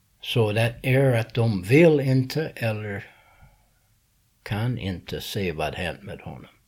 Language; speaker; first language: Swedish; non-native, fluent; English